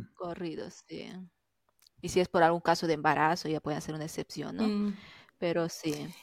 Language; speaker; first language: Spanish; native; Spanish